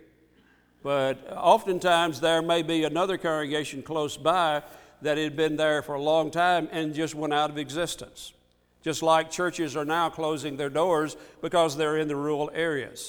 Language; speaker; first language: English; native; English